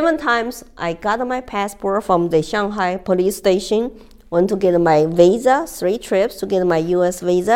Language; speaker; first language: English; non-native, fluent; Chinese